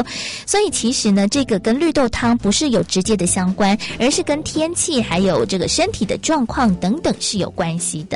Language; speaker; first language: Chinese; native; Chinese